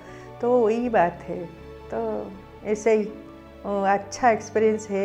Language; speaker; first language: Hindi; non-native, local second language; Odia